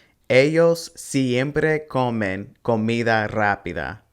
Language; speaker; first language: Spanish; non-native, fluent; English